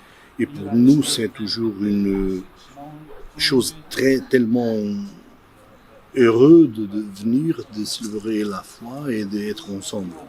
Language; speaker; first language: French; non-native, fluent; Portuguese